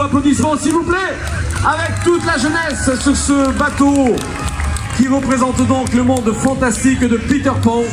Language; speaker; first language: French; native; French